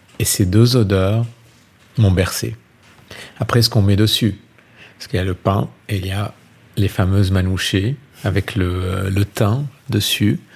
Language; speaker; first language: French; non-native, local second language; Arabic